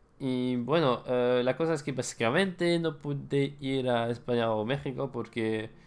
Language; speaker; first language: Spanish; non-native, fluent; French